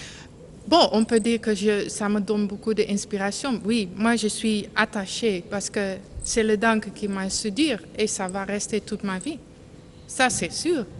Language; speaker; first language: French; non-native, learner; Dutch